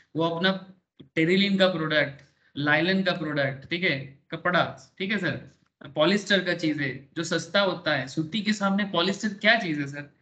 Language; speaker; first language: Hindi; non-native, local second language; Bangla